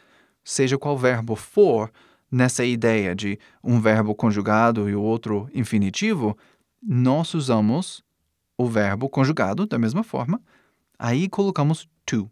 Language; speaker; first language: Portuguese; non-native, fluent; English